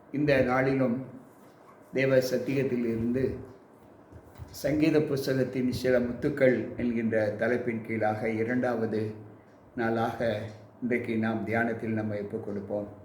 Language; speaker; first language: Tamil; native; Tamil